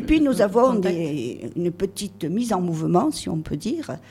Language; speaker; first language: French; native; French